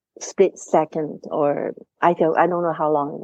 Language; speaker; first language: English; non-native, local second language; Cantonese